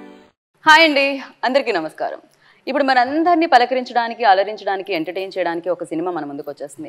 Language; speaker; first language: Telugu; native; Telugu